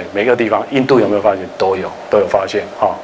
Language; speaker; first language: Chinese; native; Chinese